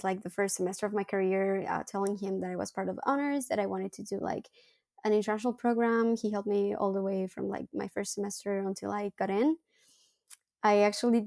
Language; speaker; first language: English; non-native, fluent; Spanish